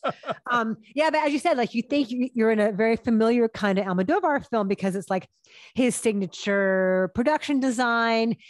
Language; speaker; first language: English; native; English